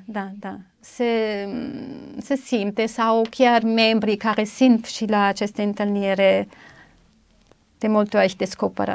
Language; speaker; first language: Romanian; non-native, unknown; German